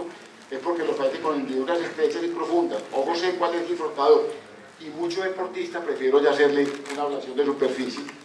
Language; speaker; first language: Spanish; native; Spanish